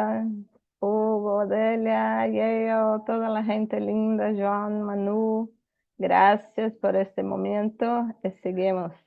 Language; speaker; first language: Spanish; non-native, fluent; Portuguese